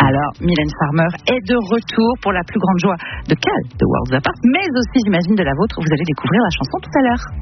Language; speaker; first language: French; native; French